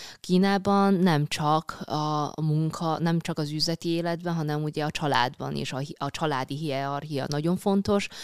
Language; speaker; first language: Hungarian; early bilingual, other home language; Chinese